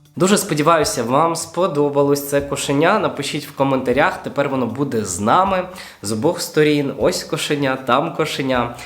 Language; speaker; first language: Ukrainian; non-native, local second language; Russian